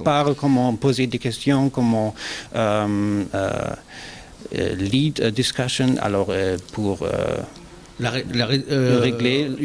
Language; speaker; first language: French; non-native, learner; German